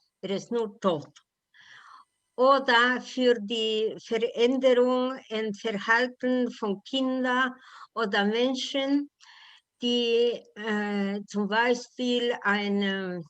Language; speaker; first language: German; non-native, learner; Spanish